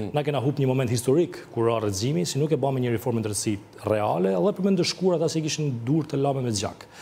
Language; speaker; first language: Albanian; early bilingual, heritage; Albanian